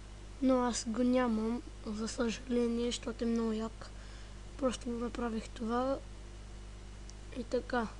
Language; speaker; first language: Bulgarian; native; Bulgarian